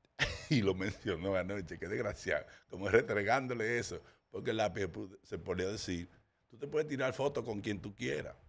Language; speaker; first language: Spanish; early bilingual, heritage; Spanish